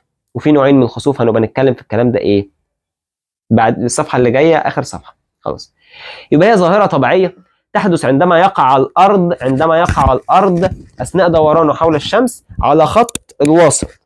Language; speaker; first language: Arabic; native; Arabic